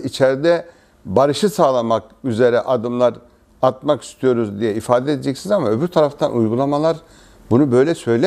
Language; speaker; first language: Turkish; native; Turkish